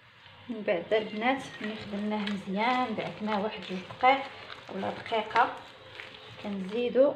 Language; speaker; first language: Arabic; native; Arabic